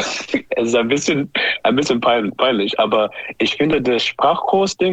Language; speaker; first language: German; non-native, learner; English